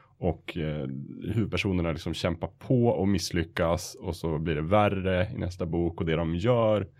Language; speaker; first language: Swedish; native; Swedish